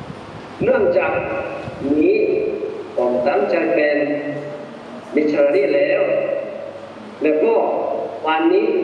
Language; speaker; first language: Thai; non-native, fluent; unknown